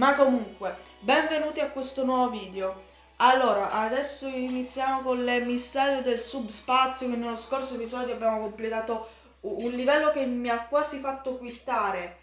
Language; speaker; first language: Italian; native; Italian